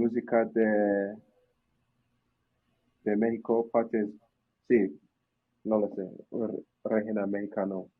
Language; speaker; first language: Spanish; non-native, learner; English